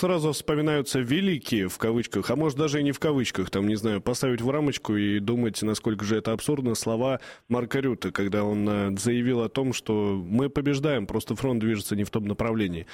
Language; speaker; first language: Russian; native; Russian